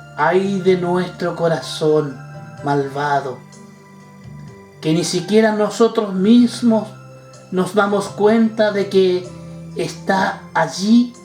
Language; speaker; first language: Spanish; native; Spanish